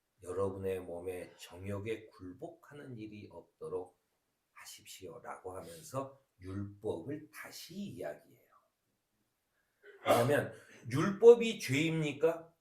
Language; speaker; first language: Korean; native; Korean